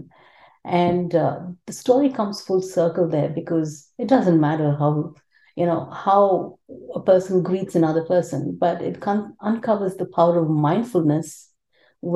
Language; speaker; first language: English; non-native, local second language; Tamil